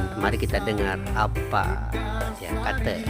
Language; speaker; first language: Malay; native; Malay